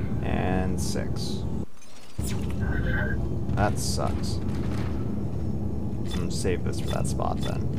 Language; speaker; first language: English; native; English